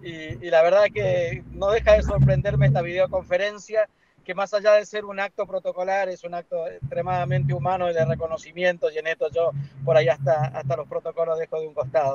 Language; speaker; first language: Spanish; native; Spanish